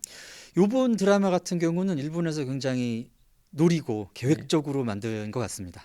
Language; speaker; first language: Korean; native; Korean